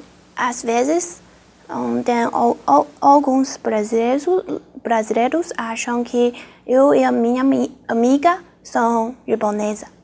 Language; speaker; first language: Portuguese; non-native, learner; Chinese